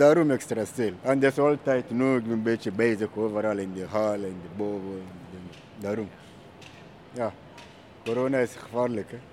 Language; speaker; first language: Dutch; non-native, learner; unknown